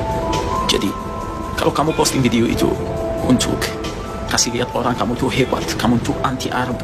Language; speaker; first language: Indonesian; non-native, fluent; Arabic